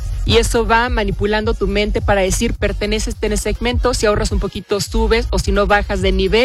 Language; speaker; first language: Spanish; native; Spanish